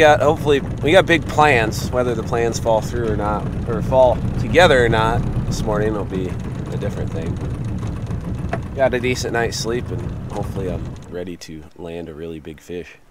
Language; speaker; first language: English; native; English